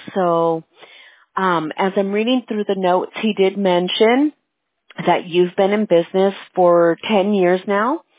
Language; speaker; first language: English; early bilingual, other home language; Spanish